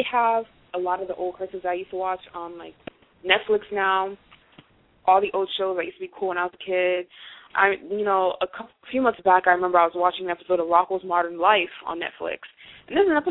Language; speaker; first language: English; non-native, fluent; Haitian Creole